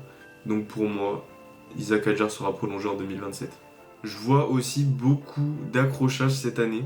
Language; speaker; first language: French; native; French